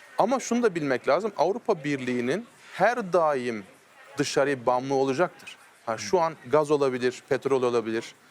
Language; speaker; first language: Turkish; early bilingual, heritage; Turkish